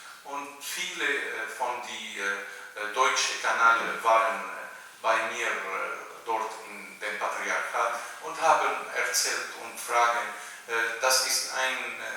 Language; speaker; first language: German; non-native, learner; Arabic